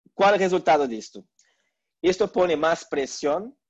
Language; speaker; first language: Spanish; non-native, learner; Portuguese